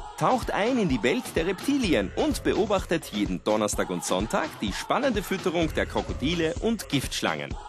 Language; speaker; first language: German; native; German